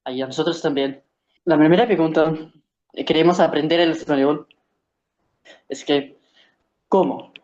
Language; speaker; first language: Spanish; non-native, learner; Arabic